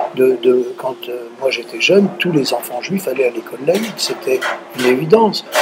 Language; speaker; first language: French; native; French